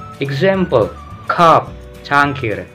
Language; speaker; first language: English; non-native, fluent; Indonesian